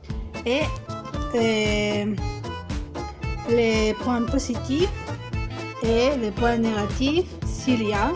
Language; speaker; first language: French; non-native, fluent; Spanish